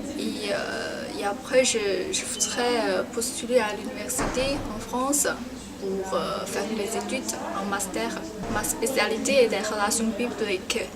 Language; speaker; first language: French; non-native, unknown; Chinese